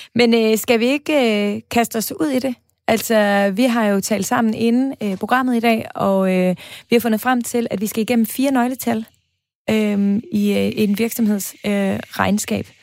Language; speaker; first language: Danish; native; Danish